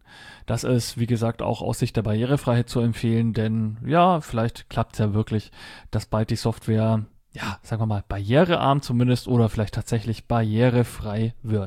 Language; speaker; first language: German; native; German